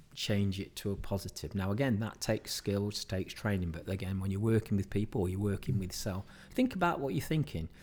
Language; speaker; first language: English; native; English